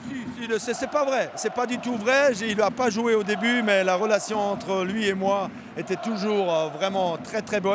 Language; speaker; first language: French; non-native, fluent; German